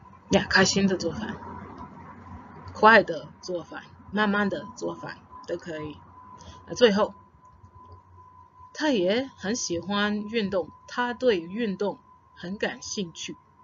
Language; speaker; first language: Chinese; non-native, fluent; English